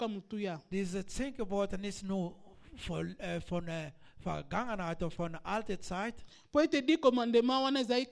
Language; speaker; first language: German; non-native, learner; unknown